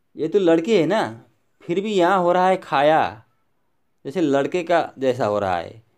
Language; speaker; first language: Hindi; non-native, local second language; Assamese